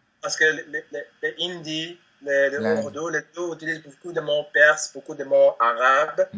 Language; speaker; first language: French; non-native, learner; Spanish